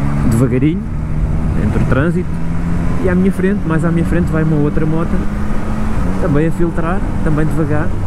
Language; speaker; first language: Portuguese; native; Portuguese